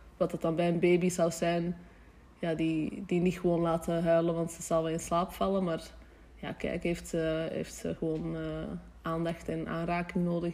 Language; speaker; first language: Dutch; native; Dutch